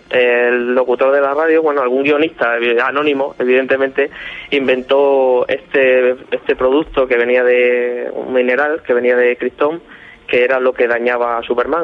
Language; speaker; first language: Spanish; native; Spanish